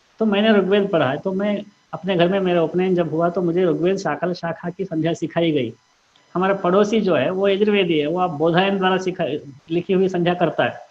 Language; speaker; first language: Hindi; non-native, local second language; Kannada